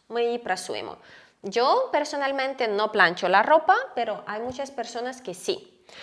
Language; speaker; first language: Spanish; non-native, fluent; Ukrainian